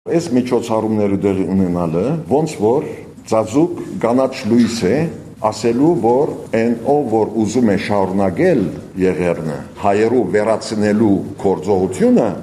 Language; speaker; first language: Armenian; early bilingual, heritage; Armenian